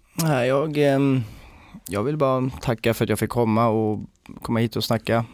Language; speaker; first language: Swedish; native; Swedish